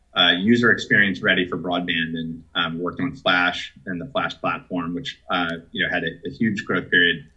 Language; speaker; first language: English; native; English